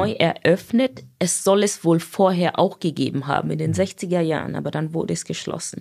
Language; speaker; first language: German; non-native, fluent; Swahili